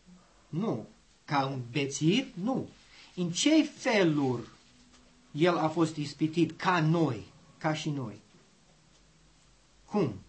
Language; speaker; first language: Romanian; non-native, learner; English